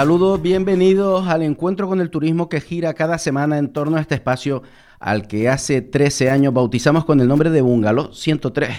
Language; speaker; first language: Spanish; native; Spanish